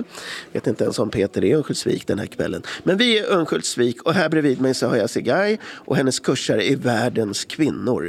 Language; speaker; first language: Swedish; native; Swedish